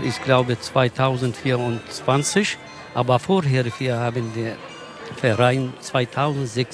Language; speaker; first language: German; non-native, learner; Kurdish